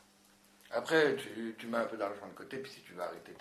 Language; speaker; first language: French; native; French